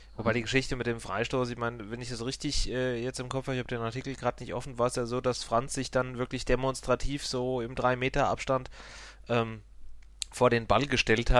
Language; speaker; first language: German; native; German